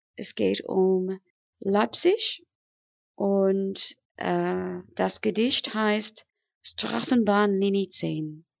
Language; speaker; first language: German; non-native, fluent; English